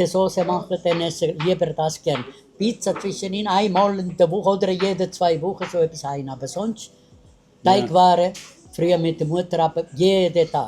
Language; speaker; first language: German; non-native, learner; Italian